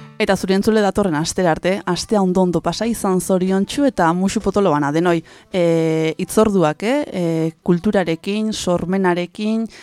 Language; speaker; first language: Basque; native; Basque